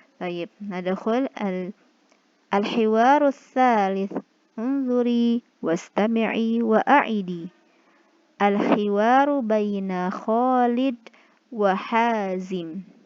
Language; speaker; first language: Arabic; non-native, fluent; Indonesian